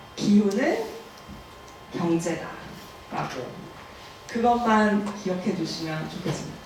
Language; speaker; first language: Korean; early bilingual, heritage; Korean